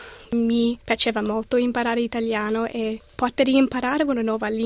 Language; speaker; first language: Italian; non-native, learner; English